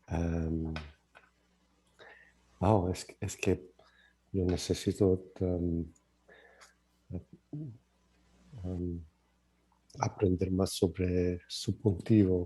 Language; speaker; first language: Spanish; non-native, learner; English